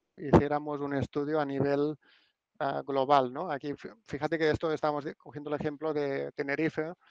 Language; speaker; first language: Spanish; non-native, local second language; Catalan